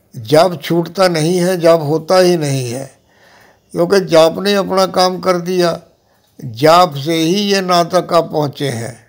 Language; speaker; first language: Hindi; non-native, local second language; Punjabi